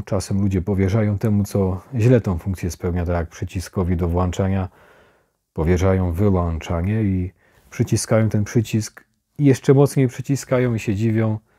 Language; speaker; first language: Polish; native; Polish